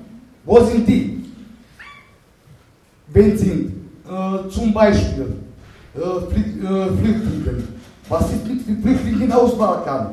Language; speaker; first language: German; non-native, learner; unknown